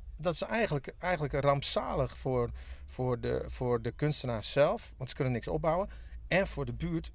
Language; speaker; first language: Dutch; non-native, local second language; Western Frisian